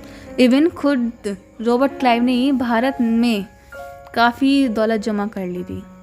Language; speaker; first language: Hindi; native; Hindi